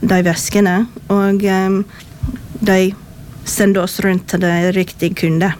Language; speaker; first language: Norwegian; non-native, fluent; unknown